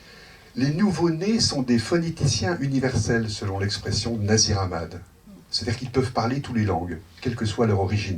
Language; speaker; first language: French; native; French